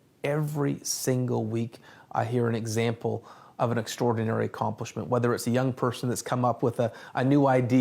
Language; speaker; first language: English; native; English